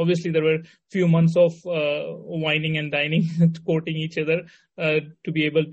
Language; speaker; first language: English; non-native, local second language; Hindi